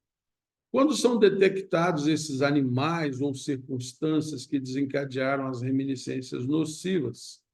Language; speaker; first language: Portuguese; native; Portuguese